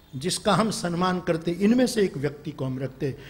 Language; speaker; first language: Hindi; non-native, local second language; Gujarati